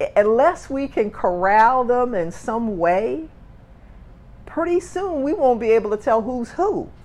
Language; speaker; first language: English; native; English